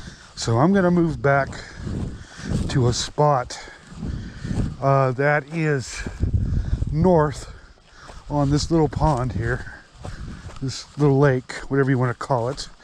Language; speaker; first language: English; native; English